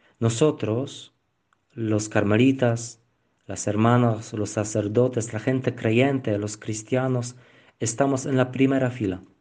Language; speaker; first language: Spanish; non-native, learner; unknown